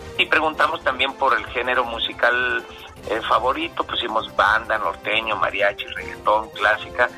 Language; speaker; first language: Spanish; native; Spanish